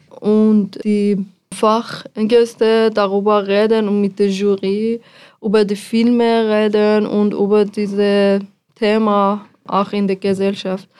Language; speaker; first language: German; non-native, fluent; Persian